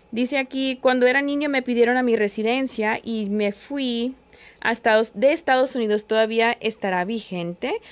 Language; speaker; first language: Spanish; early bilingual, heritage; Spanish